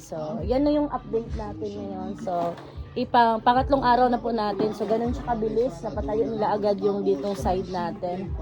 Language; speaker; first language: Filipino; non-native, local second language; Cebuano